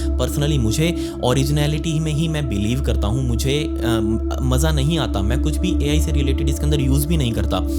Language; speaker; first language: Hindi; native; Hindi